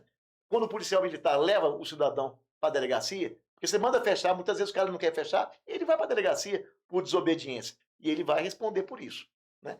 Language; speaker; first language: Portuguese; native; Portuguese